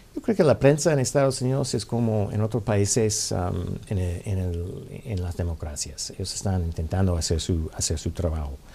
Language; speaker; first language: Spanish; non-native, fluent; English